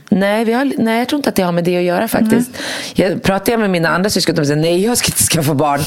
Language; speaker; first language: Swedish; early bilingual, other home language; Arabic